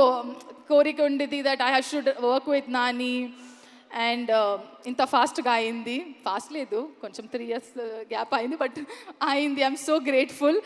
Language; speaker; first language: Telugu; non-native, learner; Kannada